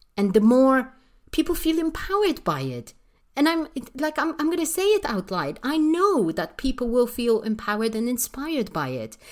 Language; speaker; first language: English; non-native, fluent; Polish